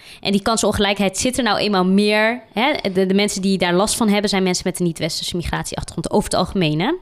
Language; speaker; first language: Dutch; early bilingual, other home language; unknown